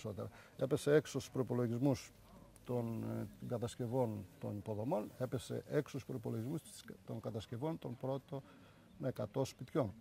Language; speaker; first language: Greek; native; Greek